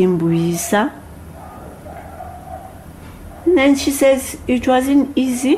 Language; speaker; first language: English; non-native, local second language; Zulu